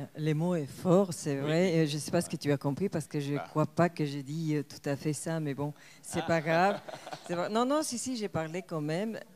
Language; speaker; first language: French; non-native, fluent; Spanish